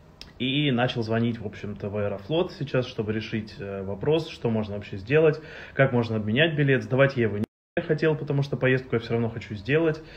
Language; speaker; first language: Russian; native; Russian